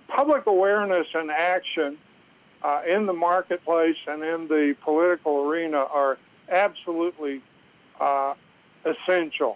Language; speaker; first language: English; native; English